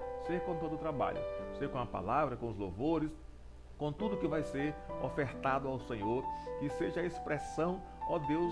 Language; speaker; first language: Portuguese; native; Portuguese